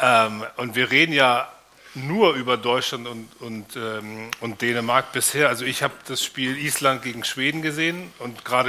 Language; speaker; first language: German; native; German